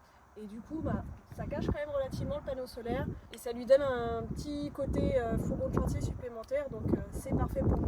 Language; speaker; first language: French; native; French